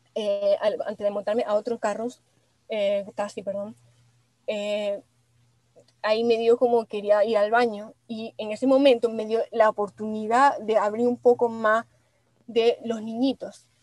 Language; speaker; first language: Spanish; native; Spanish